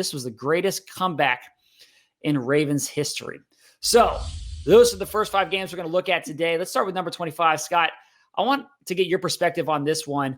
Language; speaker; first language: English; native; English